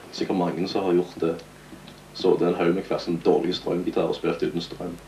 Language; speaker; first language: Norwegian; native; Norwegian